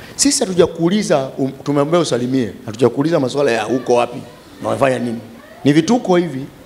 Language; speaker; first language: Swahili; native; Swahili